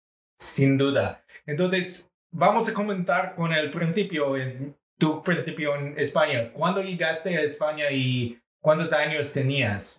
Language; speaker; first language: Spanish; non-native, fluent; English